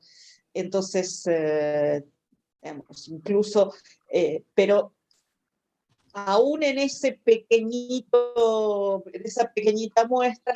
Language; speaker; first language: Spanish; native; Spanish